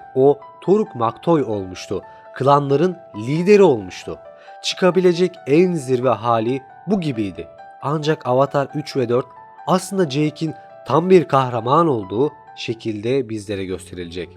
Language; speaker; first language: Turkish; native; Turkish